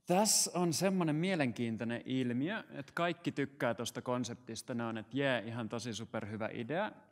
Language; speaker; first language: Finnish; native; Finnish